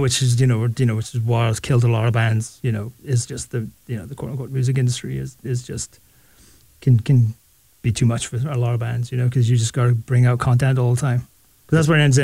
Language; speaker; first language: English; native; English